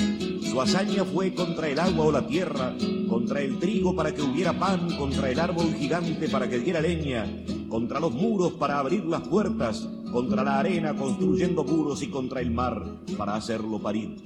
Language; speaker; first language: Spanish; native; Spanish